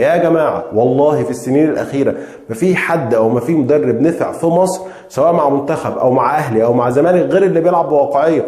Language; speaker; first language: Arabic; native; Arabic